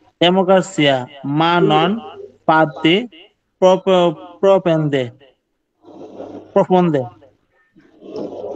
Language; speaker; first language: Italian; non-native, learner; Bangla